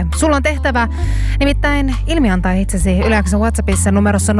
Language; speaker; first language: Finnish; native; Finnish